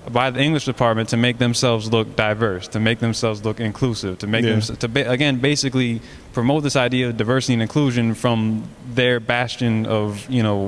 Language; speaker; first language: English; native; English